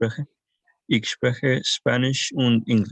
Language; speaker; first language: German; non-native, learner; Spanish